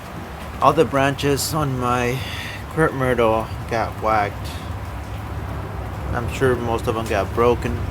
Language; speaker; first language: English; non-native, fluent; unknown